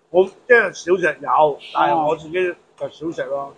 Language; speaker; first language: Cantonese; native; Cantonese